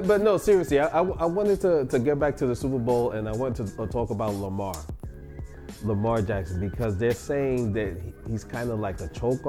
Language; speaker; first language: English; non-native, fluent; Spanish